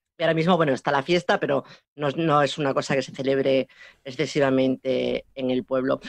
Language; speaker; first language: Spanish; native; Spanish